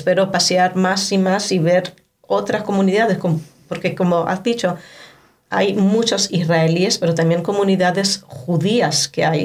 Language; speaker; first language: Spanish; non-native, fluent; Hebrew